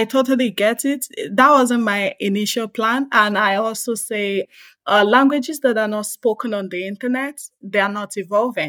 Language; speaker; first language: English; non-native, local second language; Yoruba